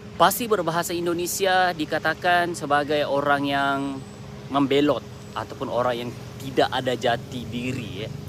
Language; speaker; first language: Malay; native; Malay